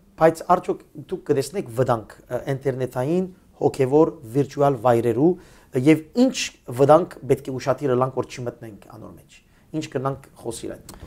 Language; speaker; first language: Armenian; early bilingual, heritage; Armenian